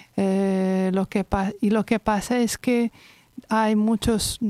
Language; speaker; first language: Spanish; non-native, fluent; Polish